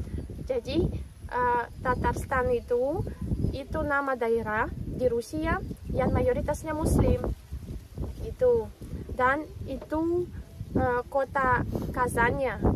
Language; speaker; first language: Indonesian; non-native, fluent; Russian